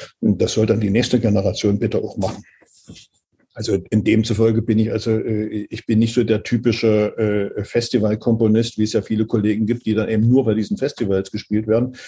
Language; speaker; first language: German; native; German